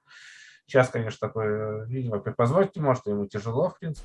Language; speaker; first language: Russian; native; Russian